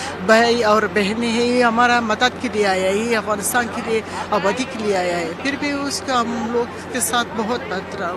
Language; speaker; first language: Hindi; non-native, learner; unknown